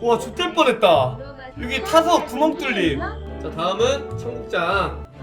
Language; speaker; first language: Korean; native; Korean